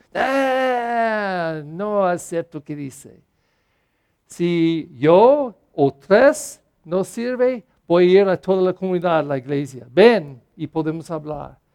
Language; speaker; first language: Spanish; non-native, fluent; English